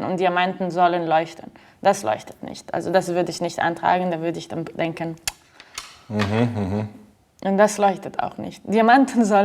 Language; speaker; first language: German; non-native, fluent; Arabic